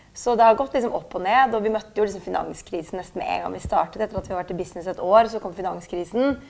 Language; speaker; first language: Norwegian; early bilingual, other home language; German